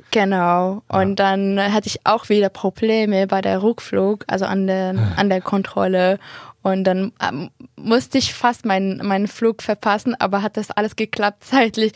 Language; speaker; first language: German; non-native, fluent; Arabic